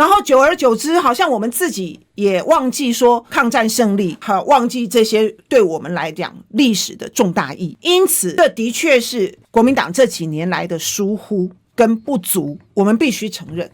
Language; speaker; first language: Chinese; native; Chinese